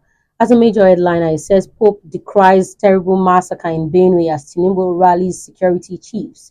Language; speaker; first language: English; non-native, local second language; Yoruba